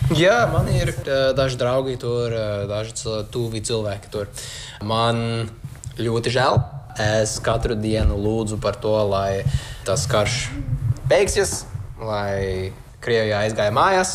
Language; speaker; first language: Latvian; non-native, learner; English